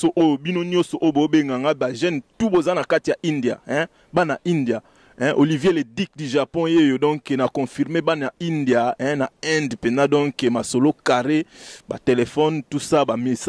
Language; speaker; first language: Lingala; native; Lingala